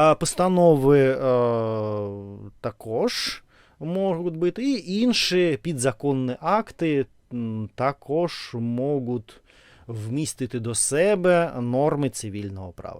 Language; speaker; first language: Ukrainian; non-native, learner; Russian